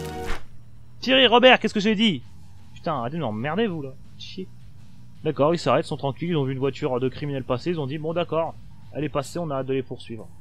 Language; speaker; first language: French; native; French